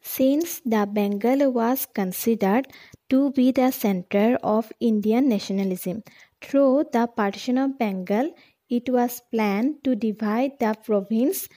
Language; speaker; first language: English; non-native, local second language; Assamese